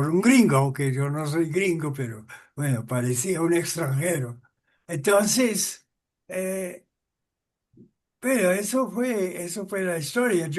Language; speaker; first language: Spanish; non-native, fluent; English